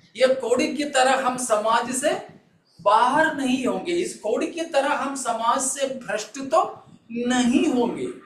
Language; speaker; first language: Hindi; non-native, local second language; Malayalam